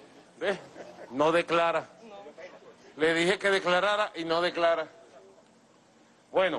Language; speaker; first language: Spanish; native; Spanish